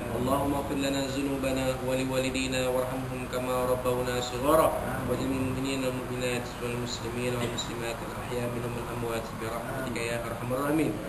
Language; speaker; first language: Arabic; non-native, fluent; Malay